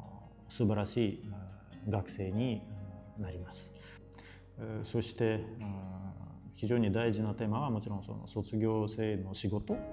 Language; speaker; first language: Japanese; non-native, fluent; Russian